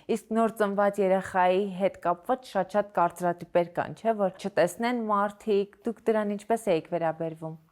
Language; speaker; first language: Armenian; native; Armenian